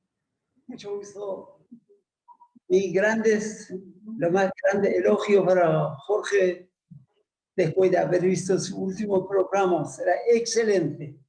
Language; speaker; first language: Spanish; non-native, fluent; Persian